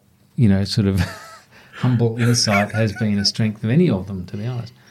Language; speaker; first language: English; native; English